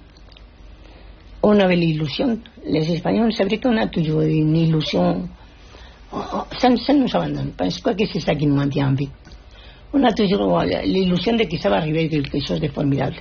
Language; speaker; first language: French; non-native, fluent; Spanish